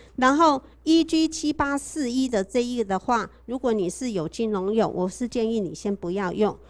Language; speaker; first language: Chinese; native; Chinese